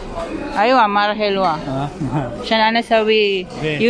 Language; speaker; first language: Arabic; non-native, learner; Filipino